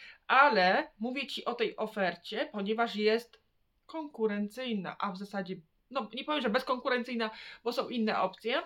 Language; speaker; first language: Polish; native; Polish